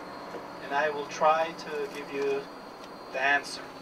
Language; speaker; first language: English; non-native, fluent; Persian